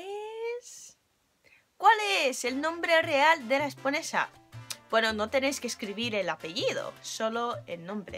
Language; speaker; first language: Spanish; non-native, fluent; Japanese